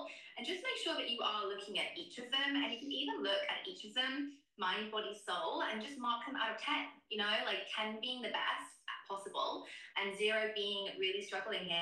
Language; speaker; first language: English; native; English